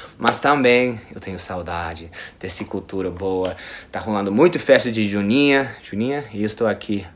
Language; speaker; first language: Portuguese; non-native, fluent; English